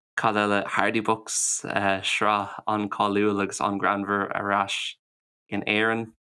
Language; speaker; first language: Irish; non-native, local second language; English